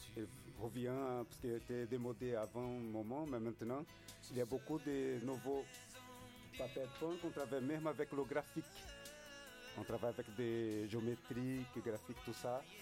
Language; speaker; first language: French; non-native, fluent; Portuguese